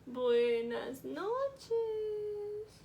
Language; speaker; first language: Spanish; non-native, fluent; English